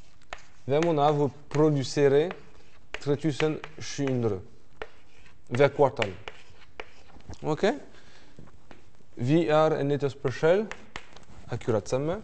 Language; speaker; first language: Norwegian; non-native, fluent; French